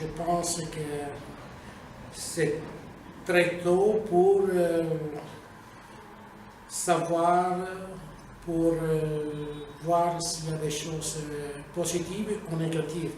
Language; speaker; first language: French; non-native, fluent; Italian